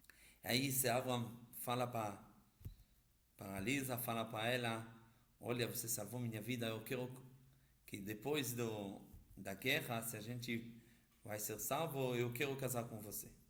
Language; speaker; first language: Portuguese; non-native, fluent; Hebrew